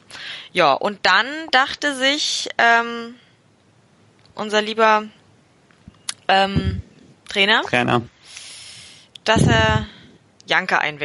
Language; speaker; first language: German; native; German